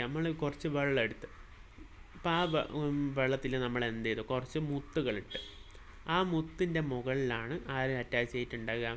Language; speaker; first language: Malayalam; native; Malayalam